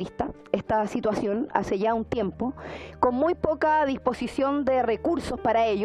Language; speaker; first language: Spanish; native; Spanish